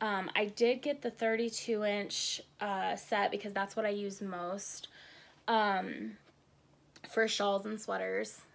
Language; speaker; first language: English; native; English